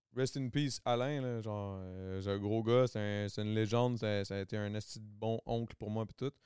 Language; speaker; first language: French; native; French